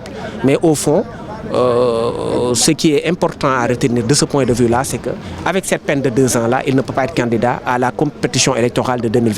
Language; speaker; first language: French; non-native, local second language; Wolof